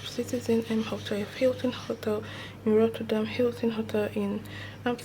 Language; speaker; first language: Dutch; non-native, learner; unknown